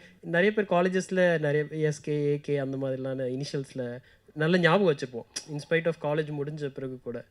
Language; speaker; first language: Tamil; native; Tamil